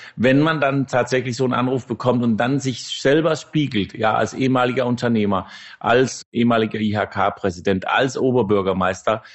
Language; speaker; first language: German; non-native, fluent; Danish